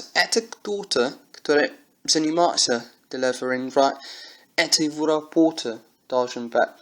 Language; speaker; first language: Russian; non-native, learner; English